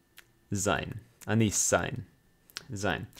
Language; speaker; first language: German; non-native, fluent; English